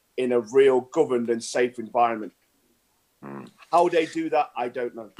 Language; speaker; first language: English; native; English